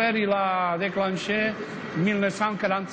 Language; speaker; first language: French; non-native, fluent; Spanish